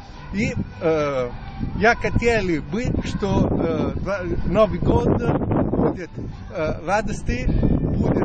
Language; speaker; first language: Russian; non-native, learner; Italian